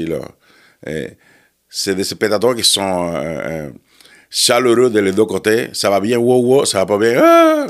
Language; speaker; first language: French; non-native, fluent; Spanish